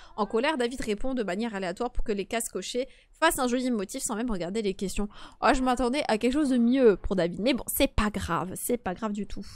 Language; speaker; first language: French; native; French